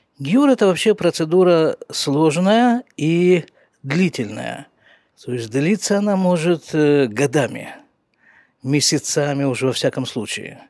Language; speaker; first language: Russian; native; Russian